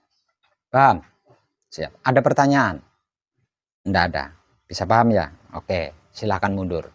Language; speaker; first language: Indonesian; non-native, local second language; Javanese